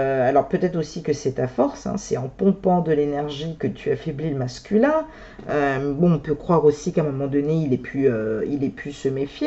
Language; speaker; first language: French; native; French